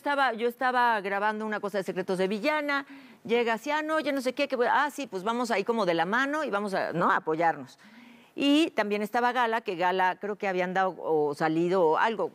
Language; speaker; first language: Spanish; native; Spanish